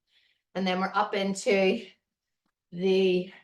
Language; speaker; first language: English; native; English